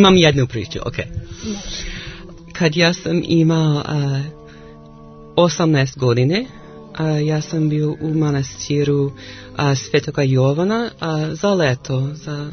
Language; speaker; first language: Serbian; non-native, learner; English